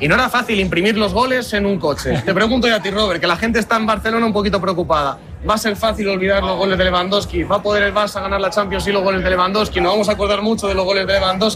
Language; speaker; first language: Spanish; native; Spanish